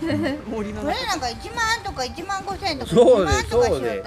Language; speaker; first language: Japanese; native; Japanese